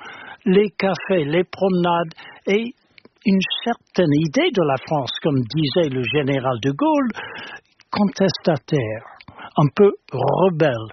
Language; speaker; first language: French; non-native, fluent; English